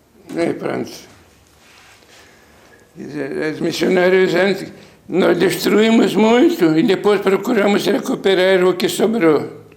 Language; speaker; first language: Portuguese; non-native, fluent; Lithuanian